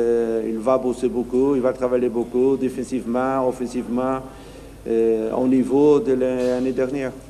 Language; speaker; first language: French; non-native, learner; Portuguese